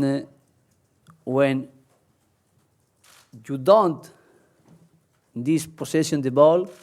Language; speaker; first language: English; non-native, learner; Spanish